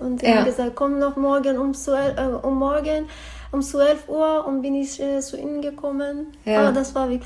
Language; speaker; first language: German; non-native, learner; Persian